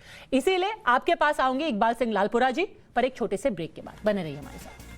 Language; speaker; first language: Hindi; native; Hindi